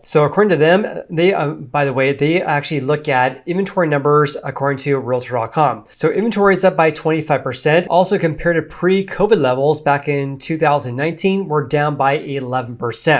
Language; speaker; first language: English; native; English